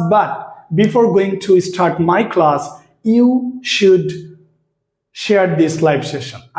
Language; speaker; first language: English; non-native, local second language; Bangla